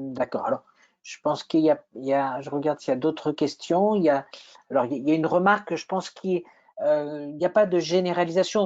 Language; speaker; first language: French; native; French